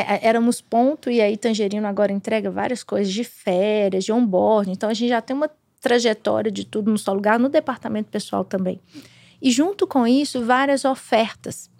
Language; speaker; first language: Portuguese; native; Portuguese